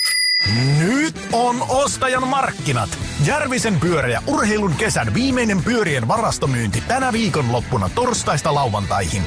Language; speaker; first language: Finnish; native; Finnish